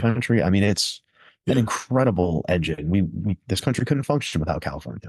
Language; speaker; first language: English; native; English